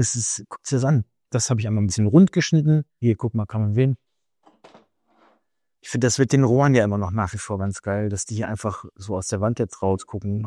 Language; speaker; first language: German; native; German